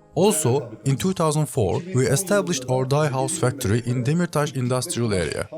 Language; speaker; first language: English; non-native, fluent; Turkish